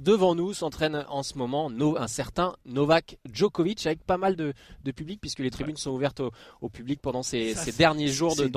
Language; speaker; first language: French; native; French